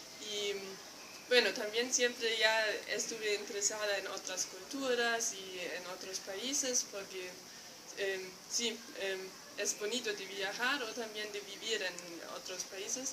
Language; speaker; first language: Spanish; non-native, fluent; German